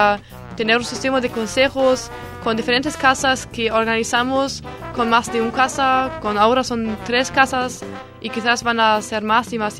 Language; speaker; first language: Spanish; non-native, learner; German